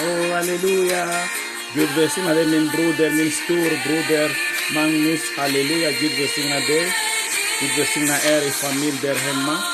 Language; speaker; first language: Swedish; non-native, fluent; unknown